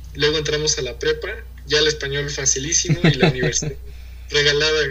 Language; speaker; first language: Spanish; early bilingual, heritage; Spanish